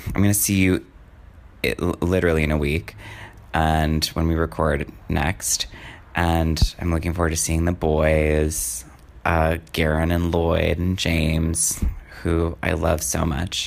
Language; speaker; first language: English; native; English